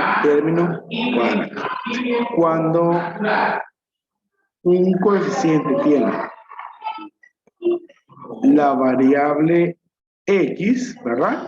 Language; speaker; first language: Spanish; native; Spanish